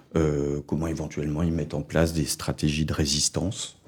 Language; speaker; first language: French; native; French